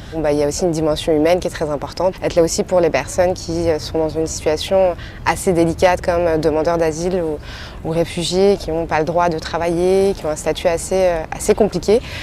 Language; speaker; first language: French; native; French